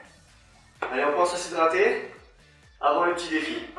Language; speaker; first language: French; native; French